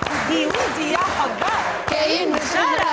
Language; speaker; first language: Arabic; native; Arabic